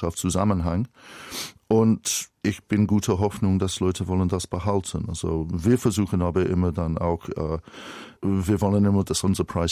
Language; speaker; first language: German; non-native, fluent; English